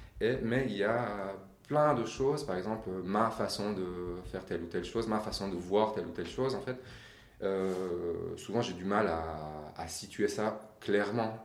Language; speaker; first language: French; non-native, fluent; Persian